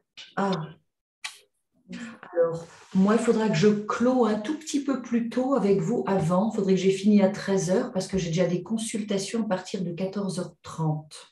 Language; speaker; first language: French; native; French